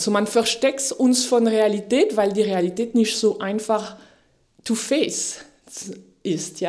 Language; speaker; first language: German; non-native, fluent; French